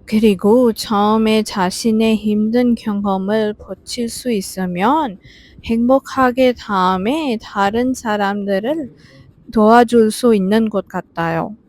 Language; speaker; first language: Korean; non-native, fluent; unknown